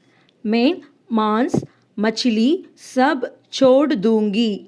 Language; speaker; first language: Hindi; non-native, local second language; Tamil